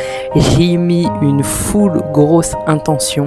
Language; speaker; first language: French; native; French